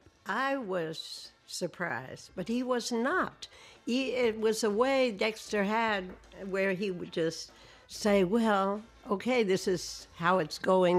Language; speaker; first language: English; native; English